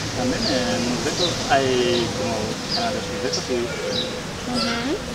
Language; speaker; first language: Spanish; non-native, learner; Uzbek